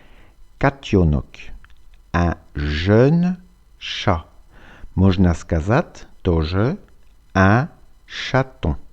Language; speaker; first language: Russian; non-native, fluent; French